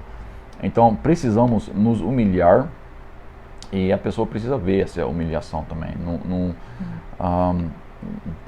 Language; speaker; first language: Portuguese; non-native, fluent; English